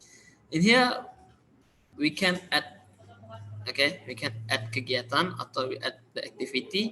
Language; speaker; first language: English; non-native, learner; Indonesian